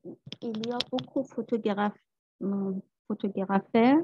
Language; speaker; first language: French; non-native, learner; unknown